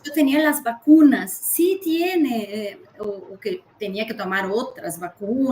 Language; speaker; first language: Spanish; early bilingual, heritage; Spanish